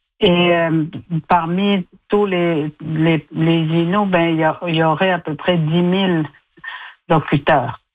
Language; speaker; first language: French; non-native, local second language; Innu-aimun